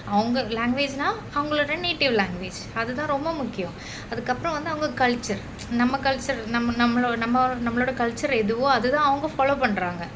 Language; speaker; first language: Tamil; non-native, local second language; Malayalam